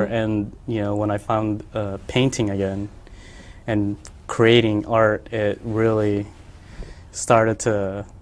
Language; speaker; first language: English; early bilingual, other home language; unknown